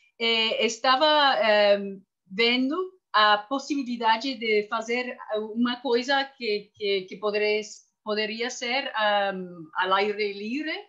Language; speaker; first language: Portuguese; non-native, fluent; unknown